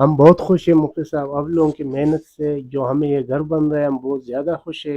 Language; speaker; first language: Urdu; non-native, local second language; Pashto